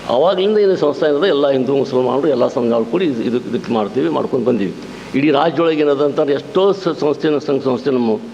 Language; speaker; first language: Kannada; non-native, local second language; Urdu